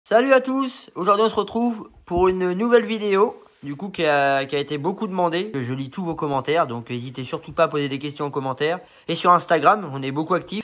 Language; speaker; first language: French; native; French